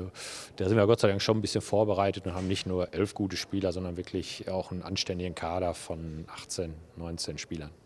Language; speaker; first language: German; native; German